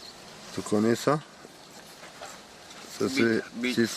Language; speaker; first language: French; non-native, learner; Arabic